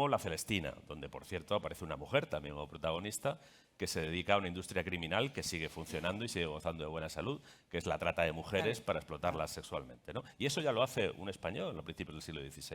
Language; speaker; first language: Spanish; native; Spanish